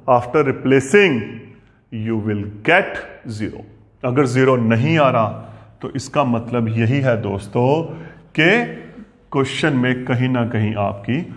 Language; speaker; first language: Hindi; non-native, local second language; Punjabi